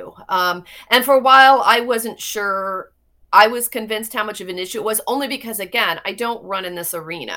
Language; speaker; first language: English; native; English